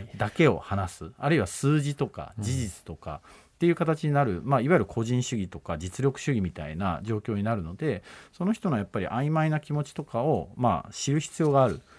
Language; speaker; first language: Japanese; native; Japanese